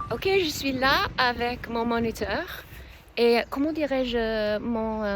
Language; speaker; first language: French; non-native, learner; English